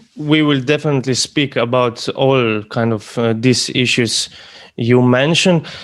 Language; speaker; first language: English; non-native, fluent; Slovenian